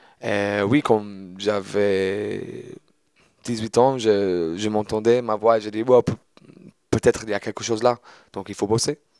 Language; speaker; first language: French; non-native, fluent; English